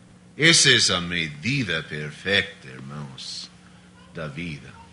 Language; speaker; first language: Spanish; non-native, learner; Portuguese